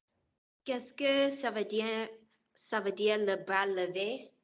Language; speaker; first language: French; non-native, learner; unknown